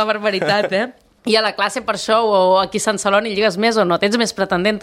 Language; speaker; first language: Catalan; native; Catalan